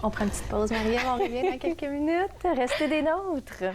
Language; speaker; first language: French; native; French